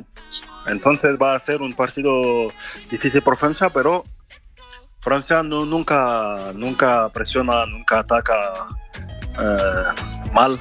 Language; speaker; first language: Spanish; non-native, fluent; French